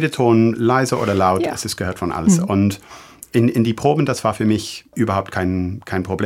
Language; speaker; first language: German; non-native, fluent; English